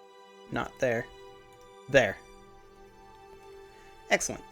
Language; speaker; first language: English; native; English